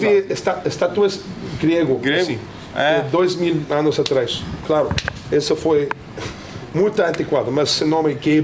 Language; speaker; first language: Portuguese; non-native, learner; English